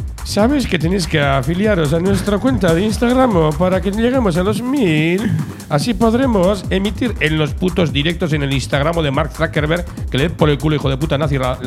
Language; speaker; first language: Spanish; non-native, local second language; Basque